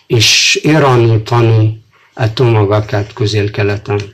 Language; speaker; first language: Hungarian; non-native, fluent; Arabic